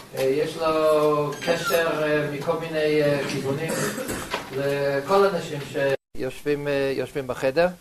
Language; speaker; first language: Hebrew; non-native, fluent; English